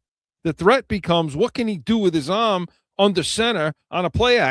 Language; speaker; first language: English; native; English